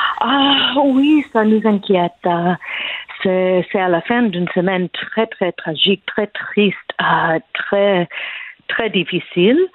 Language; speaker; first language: French; non-native, fluent; English